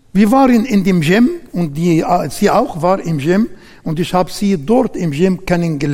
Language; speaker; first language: German; non-native, learner; Arabic